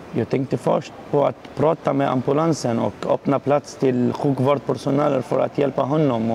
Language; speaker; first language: Swedish; non-native, learner; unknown